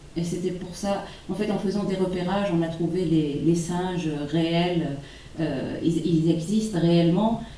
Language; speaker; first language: French; non-native, local second language; Arabic